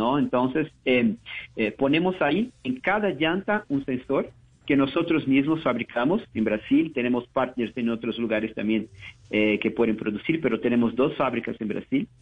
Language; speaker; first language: Spanish; non-native, fluent; Portuguese